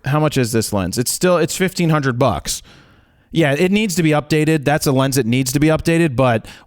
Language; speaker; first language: English; native; English